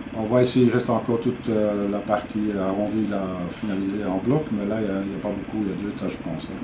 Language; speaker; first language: French; native; French